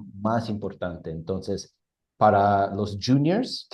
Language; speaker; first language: Spanish; non-native, fluent; English